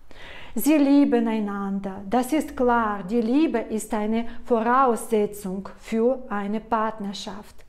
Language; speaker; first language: German; non-native, fluent; Russian